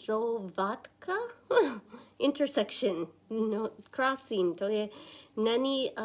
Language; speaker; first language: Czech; non-native, learner; English